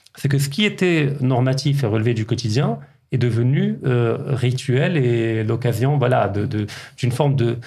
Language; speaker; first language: French; non-native, local second language; Arabic